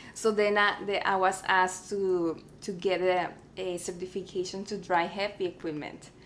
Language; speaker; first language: English; early bilingual, other home language; Spanish